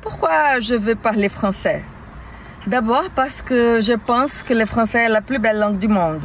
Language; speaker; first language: French; non-native, learner; Portuguese